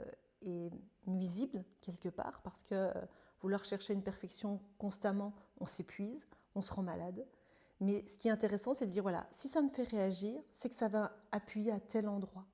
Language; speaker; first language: French; native; French